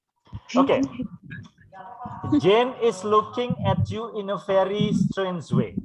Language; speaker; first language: English; non-native, fluent; Indonesian